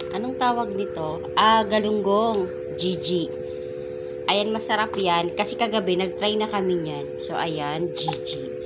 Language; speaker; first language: Filipino; non-native, local second language; Bikol